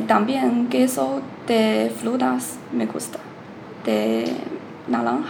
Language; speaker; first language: Spanish; non-native, learner; Chinese